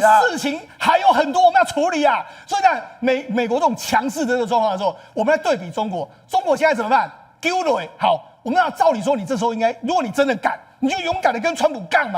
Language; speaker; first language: Chinese; native; Chinese